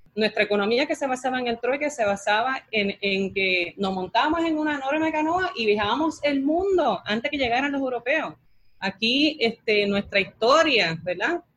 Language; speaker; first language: Spanish; native; Spanish